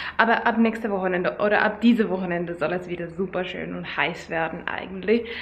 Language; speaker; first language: German; non-native, fluent; Finnish